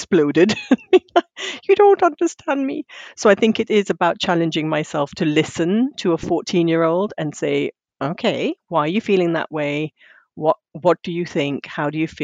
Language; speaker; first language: English; non-native, local second language; Tamil